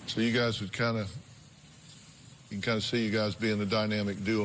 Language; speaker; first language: English; native; English